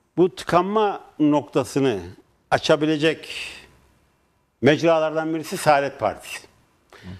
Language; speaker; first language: Turkish; native; Turkish